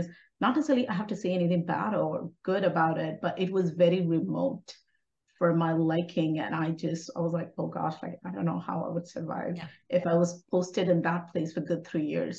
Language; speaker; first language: English; non-native, local second language; Hindi